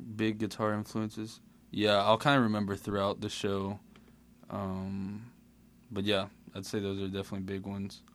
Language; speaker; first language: English; native; English